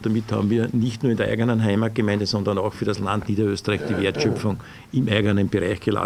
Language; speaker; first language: German; native; German